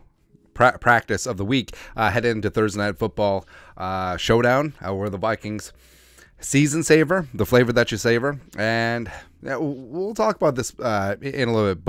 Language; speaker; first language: English; native; English